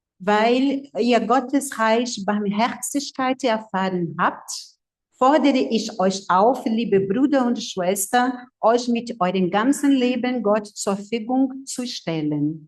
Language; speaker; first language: German; non-native, fluent; Portuguese